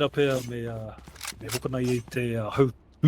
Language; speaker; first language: Māori; non-native, local second language; English